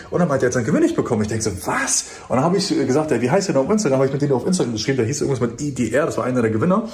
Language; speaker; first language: German; early bilingual, other home language; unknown